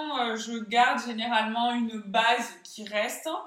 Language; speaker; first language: French; native; French